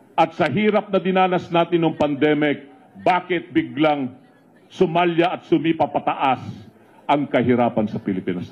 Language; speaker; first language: Filipino; non-native, local second language; Iloko